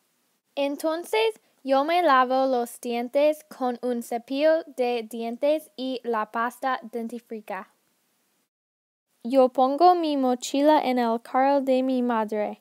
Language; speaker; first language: Spanish; non-native, learner; English